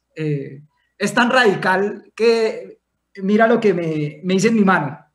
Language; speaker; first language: Spanish; native; Spanish